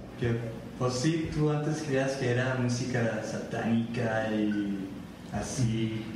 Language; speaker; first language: Spanish; early bilingual, heritage; Spanish